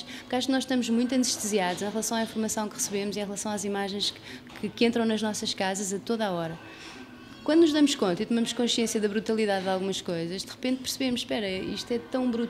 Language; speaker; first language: Portuguese; native; Portuguese